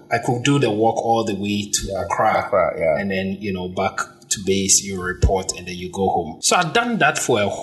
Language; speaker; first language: English; non-native, local second language; Akan